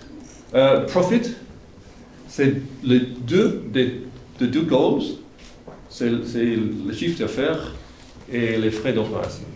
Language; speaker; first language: French; non-native, fluent; English